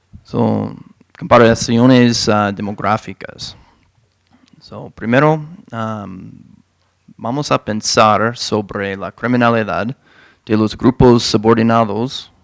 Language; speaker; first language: Spanish; non-native, fluent; English